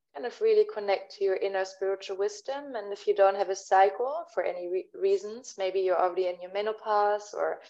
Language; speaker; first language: English; non-native, fluent; German